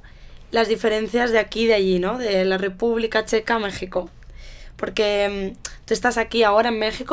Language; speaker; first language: Spanish; native; Spanish